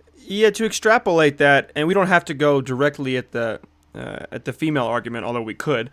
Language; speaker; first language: English; native; English